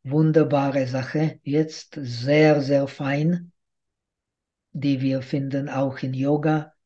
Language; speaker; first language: German; non-native, fluent; Czech